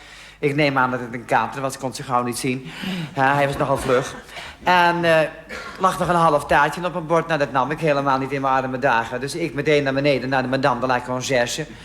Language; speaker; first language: Dutch; native; Dutch